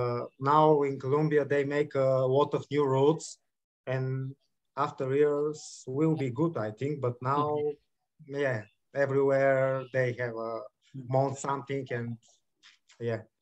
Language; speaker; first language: English; non-native, learner; Bulgarian